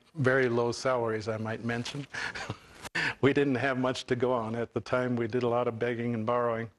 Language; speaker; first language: English; native; English